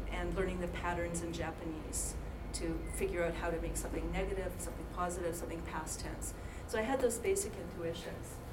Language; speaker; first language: English; native; English